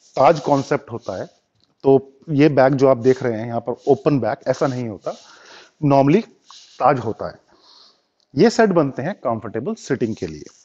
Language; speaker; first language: Hindi; native; Hindi